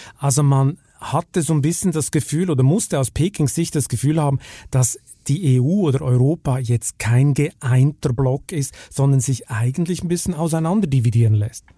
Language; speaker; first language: German; native; German